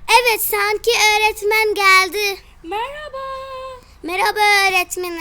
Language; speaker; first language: Turkish; early bilingual, heritage; Turkish